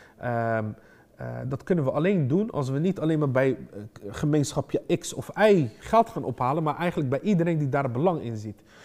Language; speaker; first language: Dutch; early bilingual, other home language; Arabic